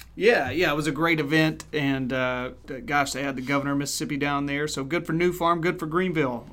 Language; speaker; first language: English; native; English